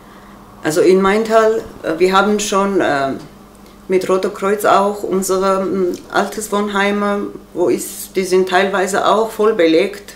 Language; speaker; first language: German; non-native, learner; Armenian